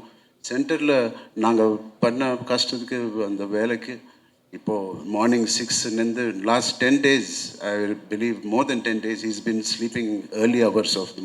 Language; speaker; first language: Tamil; non-native, local second language; Telugu